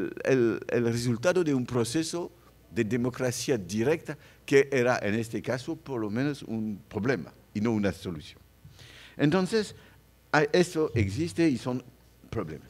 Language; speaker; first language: Spanish; non-native, fluent; French